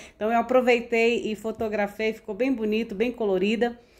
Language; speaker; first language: Portuguese; native; Portuguese